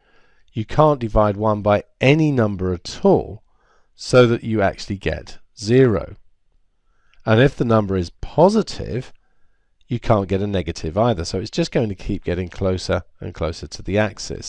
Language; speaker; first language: English; native; English